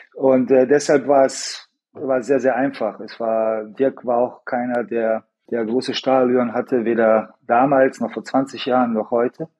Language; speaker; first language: German; early bilingual, other home language; Bosnian